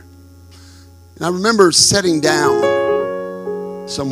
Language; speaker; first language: English; native; English